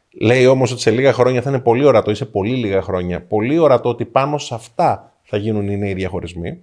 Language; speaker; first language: Greek; native; Greek